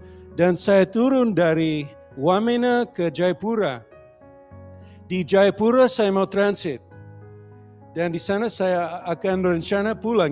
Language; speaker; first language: Indonesian; non-native, learner; English